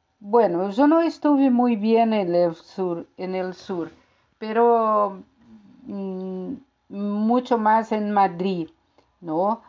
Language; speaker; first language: Spanish; non-native, fluent; Portuguese